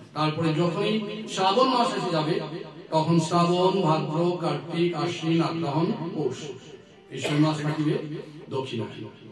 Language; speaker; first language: Bangla; non-native, learner; Assamese